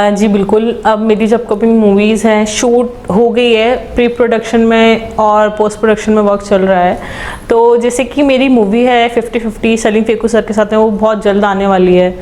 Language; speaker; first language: Hindi; native; Hindi